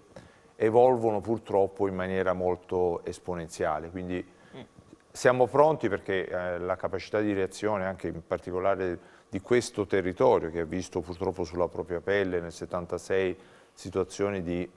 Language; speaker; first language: Italian; native; Italian